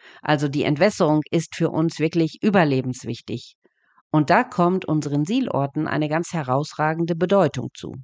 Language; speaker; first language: German; native; German